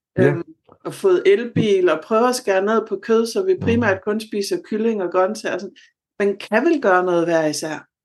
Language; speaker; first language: Danish; native; Danish